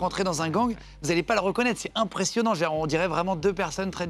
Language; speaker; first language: French; native; French